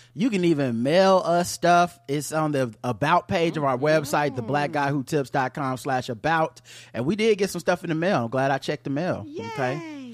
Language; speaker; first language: English; native; English